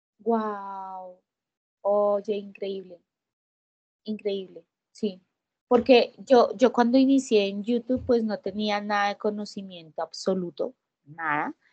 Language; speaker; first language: Spanish; native; Spanish